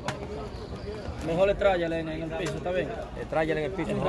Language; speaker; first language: Spanish; native; Spanish